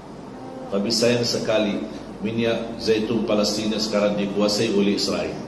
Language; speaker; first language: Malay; non-native, fluent; Arabic